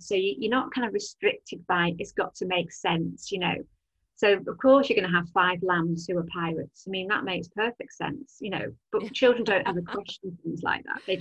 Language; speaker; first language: English; native; English